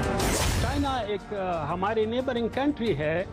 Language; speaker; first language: Hindi; non-native, fluent; Pashto